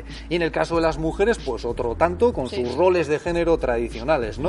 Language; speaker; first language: Spanish; native; Spanish